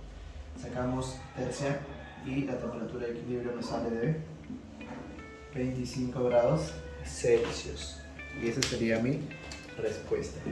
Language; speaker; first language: Spanish; native; Spanish